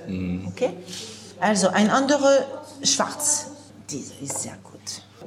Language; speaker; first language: German; non-native, learner; French